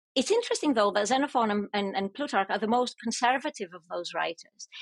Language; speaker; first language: English; non-native, fluent; Greek